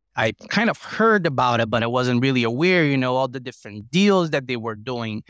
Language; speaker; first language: English; non-native, fluent; Portuguese